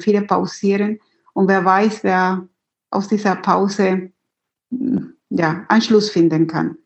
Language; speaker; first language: German; non-native, fluent; Spanish